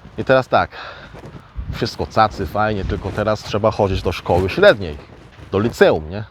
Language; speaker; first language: Polish; early bilingual, other home language; Korean